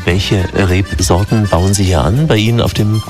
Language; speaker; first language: German; native; German